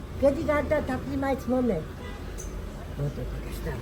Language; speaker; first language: Russian; non-native, local second language; Georgian